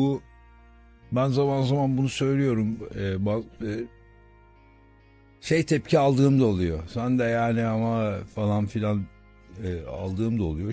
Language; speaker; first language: Turkish; native; Turkish